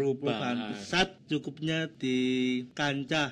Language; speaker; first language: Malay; non-native, local second language; Javanese